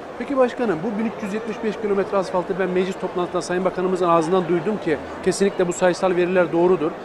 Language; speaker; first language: Turkish; native; Turkish